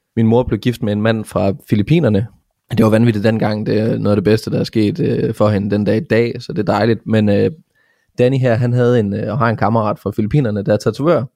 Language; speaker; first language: Danish; native; Danish